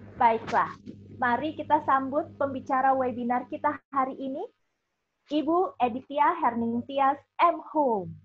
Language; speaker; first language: Indonesian; native; Indonesian